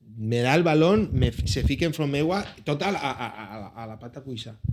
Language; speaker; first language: Spanish; native; Spanish